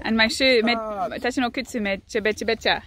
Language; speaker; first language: Japanese; non-native, learner; English